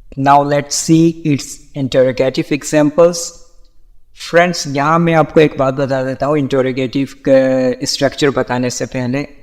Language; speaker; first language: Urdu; native; Urdu